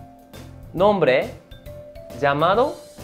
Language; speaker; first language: Spanish; non-native, fluent; Japanese